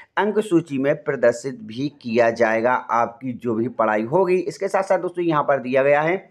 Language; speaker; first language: Hindi; native; Hindi